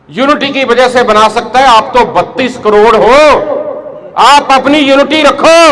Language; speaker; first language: Hindi; non-native, local second language; Punjabi